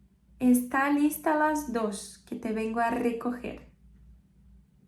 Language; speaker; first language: Spanish; non-native, fluent; Portuguese